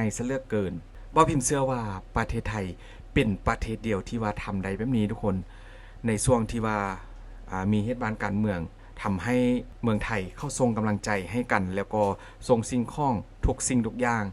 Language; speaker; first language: Thai; non-native, local second language; Northeastern Thai